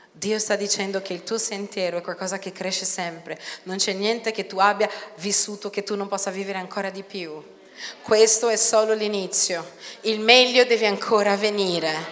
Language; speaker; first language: Italian; non-native, fluent; Portuguese